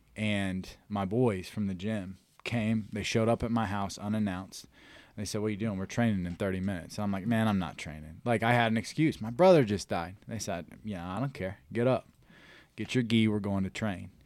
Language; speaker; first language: English; native; English